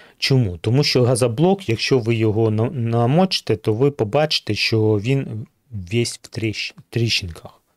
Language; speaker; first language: Ukrainian; non-native, local second language; Russian